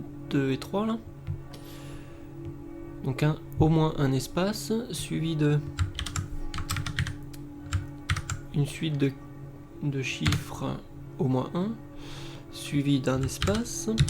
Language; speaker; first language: French; native; French